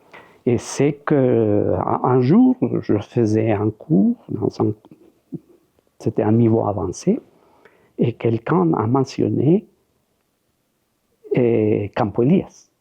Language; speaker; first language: French; non-native, fluent; Spanish